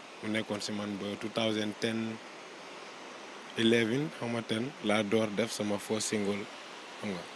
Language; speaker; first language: Wolof; non-native, local second language; Jola-Fonyi